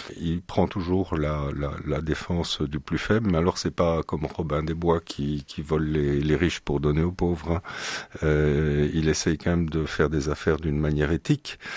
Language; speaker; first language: French; native; French